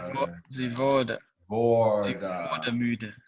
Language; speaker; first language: German; non-native, learner; English